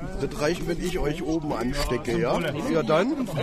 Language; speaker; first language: German; native; German